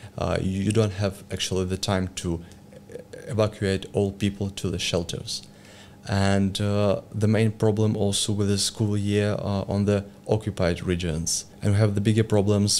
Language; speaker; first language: English; non-native, learner; Ukrainian